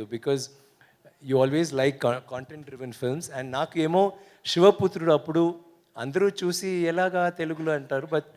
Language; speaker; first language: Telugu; non-native, learner; Tamil